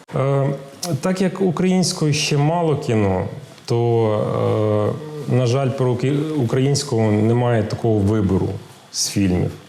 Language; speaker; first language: Ukrainian; non-native, local second language; Russian